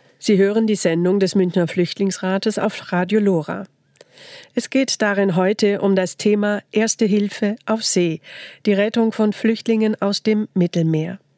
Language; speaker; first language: German; native; German